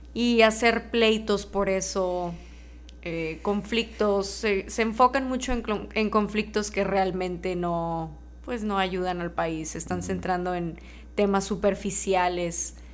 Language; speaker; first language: Spanish; native; Spanish